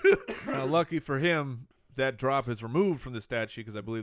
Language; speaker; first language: English; native; English